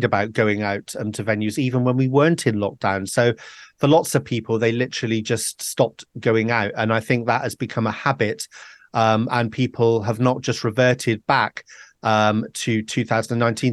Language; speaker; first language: English; native; English